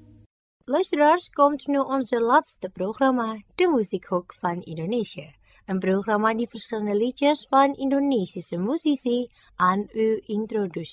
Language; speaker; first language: Dutch; non-native, fluent; Indonesian